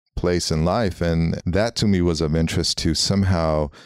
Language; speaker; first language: English; early bilingual, other home language; Armenian